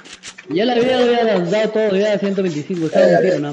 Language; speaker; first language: Spanish; native; Spanish